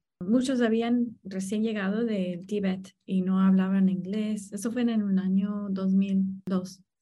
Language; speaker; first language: Spanish; non-native, fluent; English